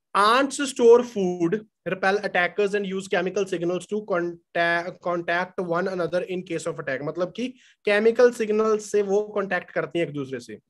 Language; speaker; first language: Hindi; non-native, local second language; Punjabi